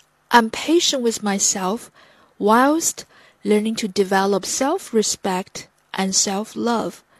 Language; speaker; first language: English; non-native, fluent; Chinese